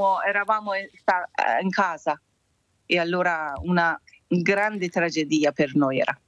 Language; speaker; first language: Italian; non-native, learner; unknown